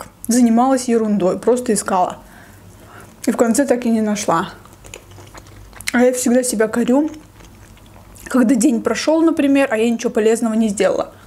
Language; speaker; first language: Russian; native; Russian